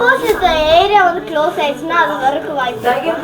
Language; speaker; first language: Tamil; native; Tamil